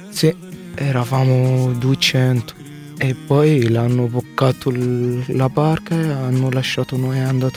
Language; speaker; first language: Italian; non-native, learner; Arabic